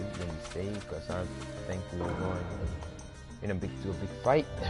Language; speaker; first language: English; early bilingual, other home language; Spanish